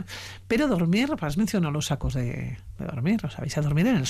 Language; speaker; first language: Spanish; native; Spanish